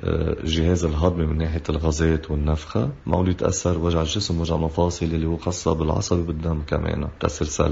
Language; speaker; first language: Arabic; native; Arabic